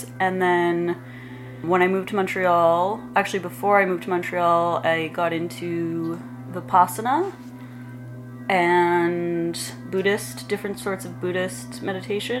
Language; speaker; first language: English; native; English